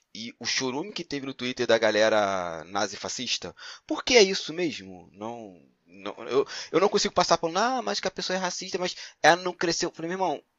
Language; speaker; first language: Portuguese; native; Portuguese